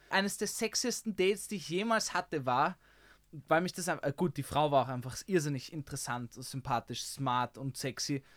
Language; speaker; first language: German; native; German